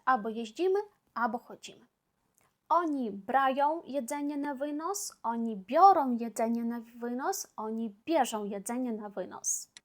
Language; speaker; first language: Polish; non-native, fluent; Ukrainian